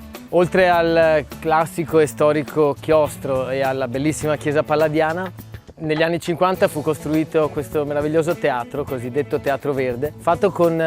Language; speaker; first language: Italian; native; Italian